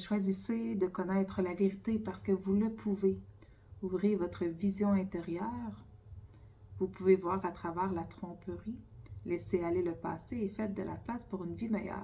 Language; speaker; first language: French; native; French